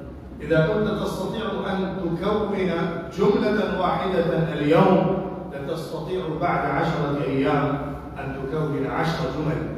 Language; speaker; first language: Arabic; non-native, fluent; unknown